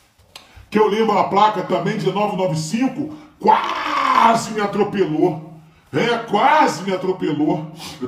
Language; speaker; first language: Portuguese; native; Portuguese